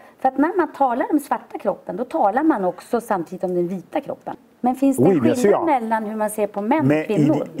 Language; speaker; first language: Swedish; native; Swedish